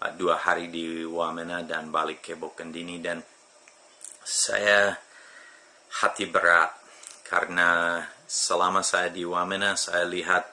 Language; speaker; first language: Indonesian; non-native, fluent; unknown